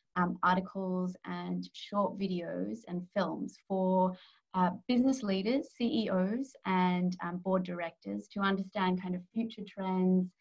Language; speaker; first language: English; native; English